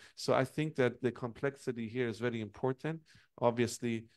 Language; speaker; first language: English; non-native, fluent; Persian